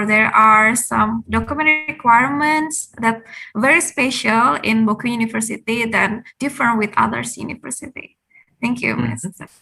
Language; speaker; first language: English; non-native, fluent; Indonesian